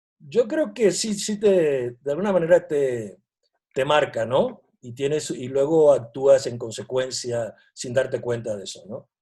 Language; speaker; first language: Spanish; native; Spanish